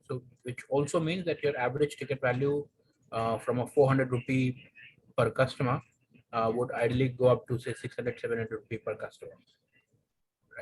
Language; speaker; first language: English; non-native, local second language; Hindi